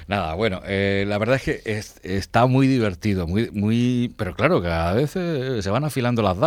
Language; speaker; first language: Spanish; native; Spanish